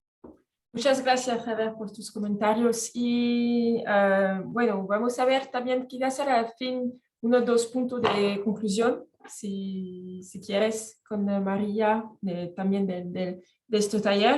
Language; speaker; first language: Spanish; non-native, fluent; French